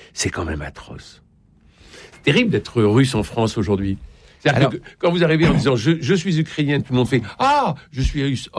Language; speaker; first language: French; native; French